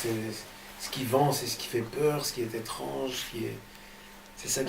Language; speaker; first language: French; native; French